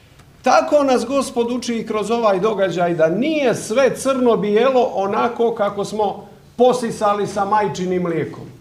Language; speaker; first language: Croatian; native; Croatian